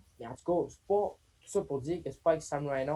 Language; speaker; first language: French; native; French